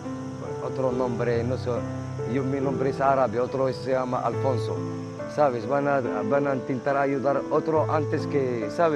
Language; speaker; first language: Spanish; non-native, fluent; Arabic